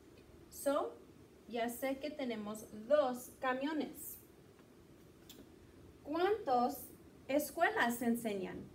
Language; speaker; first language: Spanish; early bilingual, heritage; Spanish